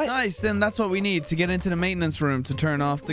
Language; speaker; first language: English; native; English